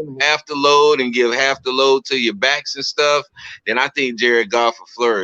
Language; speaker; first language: English; native; English